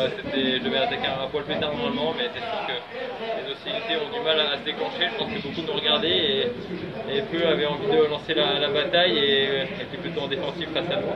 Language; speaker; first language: French; native; French